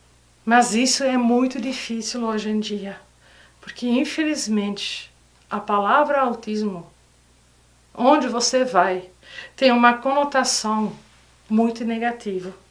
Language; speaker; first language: Portuguese; non-native, fluent; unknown